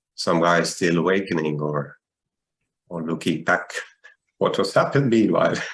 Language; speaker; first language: English; non-native, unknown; Estonian